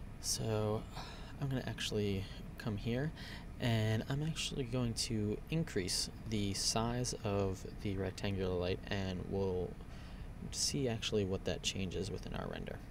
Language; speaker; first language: English; native; English